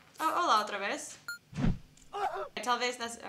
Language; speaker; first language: Spanish; non-native, learner; English